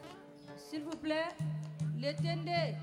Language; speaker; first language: French; non-native, local second language; Tamasheq